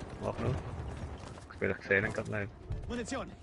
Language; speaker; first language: German; native; German